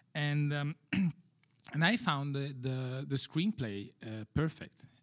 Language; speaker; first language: English; non-native, fluent; Italian